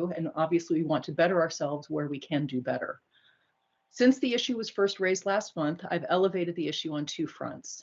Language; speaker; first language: English; native; English